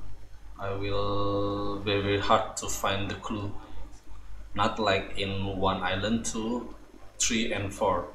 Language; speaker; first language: English; non-native, learner; Indonesian